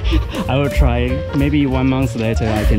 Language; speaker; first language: English; non-native, fluent; Chinese